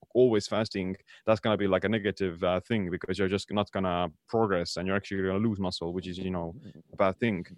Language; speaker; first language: English; non-native, fluent; Estonian